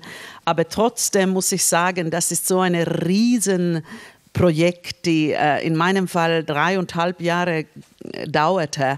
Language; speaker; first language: German; non-native, fluent; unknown